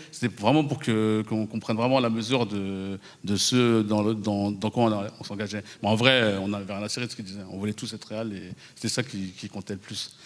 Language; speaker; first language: French; early bilingual, other home language; Khmer